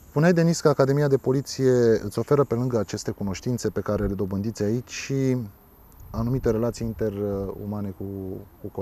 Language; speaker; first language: Romanian; native; Romanian